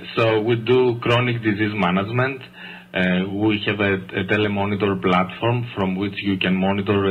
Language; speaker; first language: English; non-native, fluent; Greek